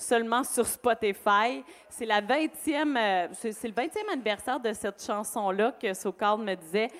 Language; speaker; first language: French; native; French